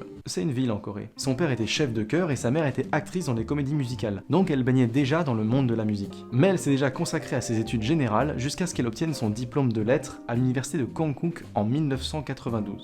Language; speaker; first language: French; native; French